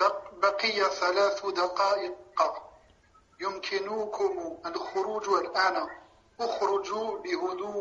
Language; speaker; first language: Arabic; non-native, learner; French